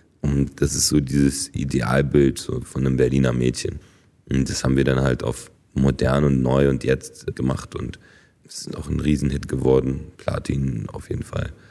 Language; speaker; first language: German; early bilingual, other home language; Polish